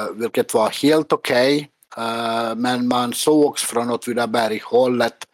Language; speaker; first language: Swedish; non-native, fluent; Bosnian